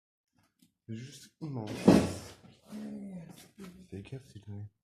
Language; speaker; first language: French; native; French